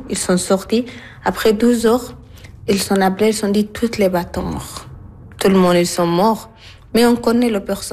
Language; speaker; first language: French; non-native, learner; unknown